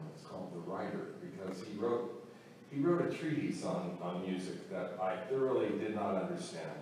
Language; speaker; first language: English; native; English